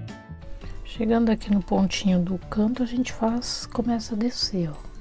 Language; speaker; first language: Portuguese; native; Portuguese